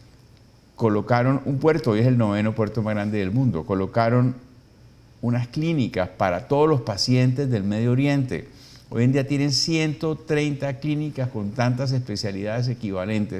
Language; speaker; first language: Spanish; native; Spanish